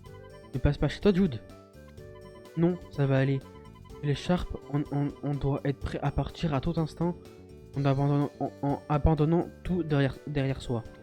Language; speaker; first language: French; native; French